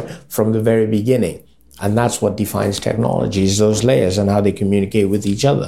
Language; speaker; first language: English; non-native, local second language; Yoruba